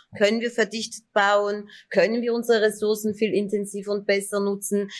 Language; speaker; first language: German; early bilingual, other home language; Kurdish